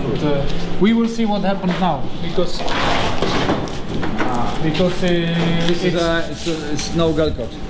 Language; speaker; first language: English; non-native, learner; Czech